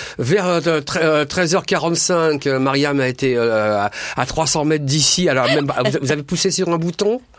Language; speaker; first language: French; native; French